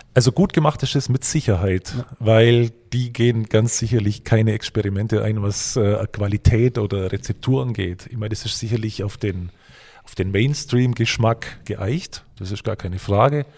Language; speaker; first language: German; native; German